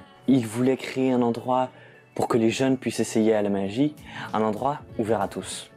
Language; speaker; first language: French; native; French